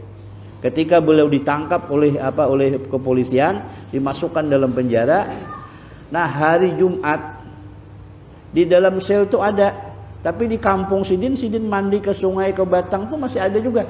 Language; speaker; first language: Indonesian; non-native, local second language; Banjar